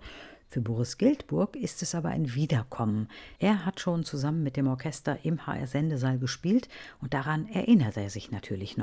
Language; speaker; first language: German; native; German